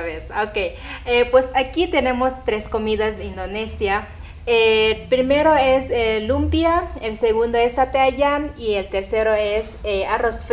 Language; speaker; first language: Spanish; non-native, fluent; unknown